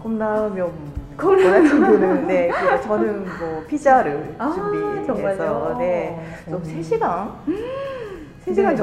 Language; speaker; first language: Korean; non-native, fluent; Japanese